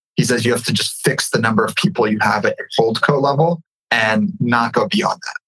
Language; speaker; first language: English; native; English